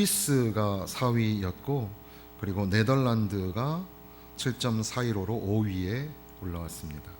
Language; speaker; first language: Korean; native; Korean